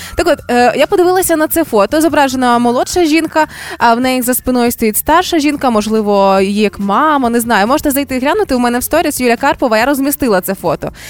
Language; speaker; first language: Ukrainian; native; Ukrainian